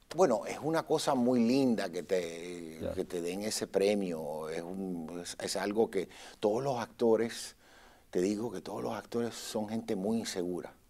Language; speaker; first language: Spanish; native; Spanish